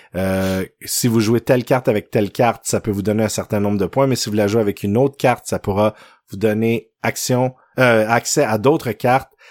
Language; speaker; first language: French; native; French